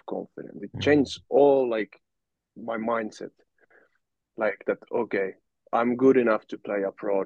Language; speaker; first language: English; non-native, fluent; Finnish